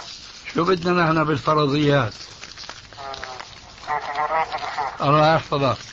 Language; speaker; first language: Arabic; early bilingual, other home language; Albanian